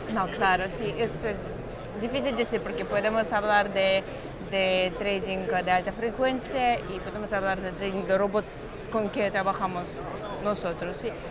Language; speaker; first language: Spanish; non-native, fluent; Russian